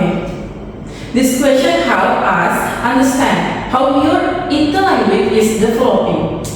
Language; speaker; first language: English; non-native, learner; Indonesian